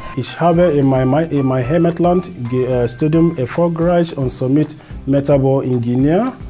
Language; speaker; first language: German; non-native, learner; Persian